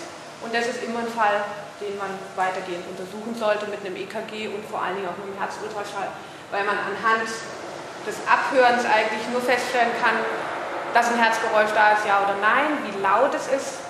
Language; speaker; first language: German; native; German